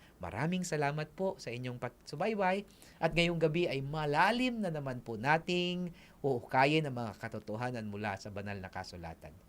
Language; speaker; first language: Filipino; non-native, local second language; Iloko